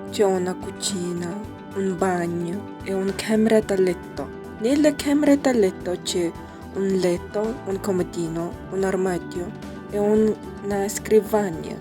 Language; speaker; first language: Italian; non-native, learner; Mongolian